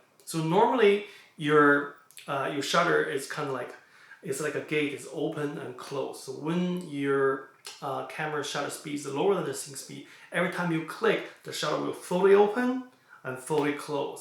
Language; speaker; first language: English; non-native, fluent; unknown